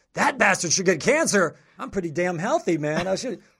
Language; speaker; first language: English; native; English